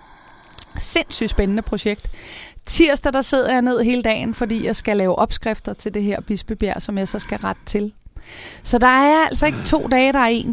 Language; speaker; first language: Danish; native; Danish